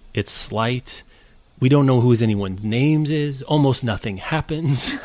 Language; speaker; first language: English; native; English